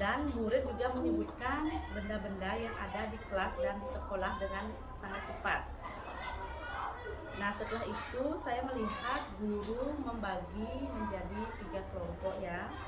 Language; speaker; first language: Indonesian; native; Indonesian